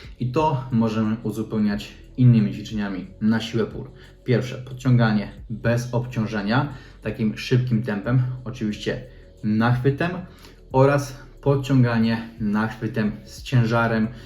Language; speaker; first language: Polish; native; Polish